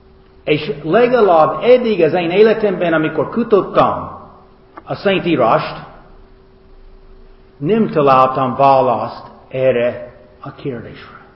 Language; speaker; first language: Hungarian; non-native, fluent; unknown